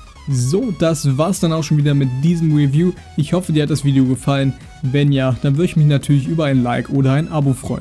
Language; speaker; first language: German; native; German